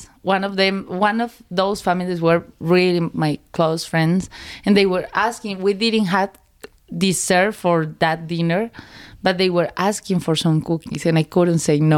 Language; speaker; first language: English; non-native, learner; Spanish